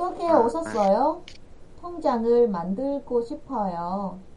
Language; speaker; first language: Korean; non-native, fluent; Vietnamese